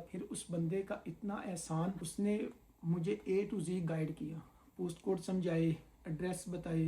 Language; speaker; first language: Urdu; non-native, local second language; Punjabi